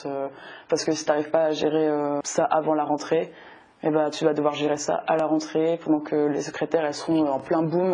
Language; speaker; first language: French; native; French